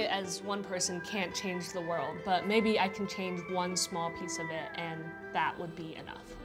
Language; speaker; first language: English; native; English